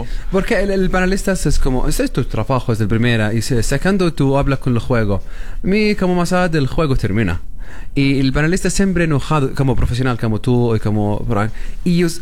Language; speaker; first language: Spanish; non-native, learner; Arabic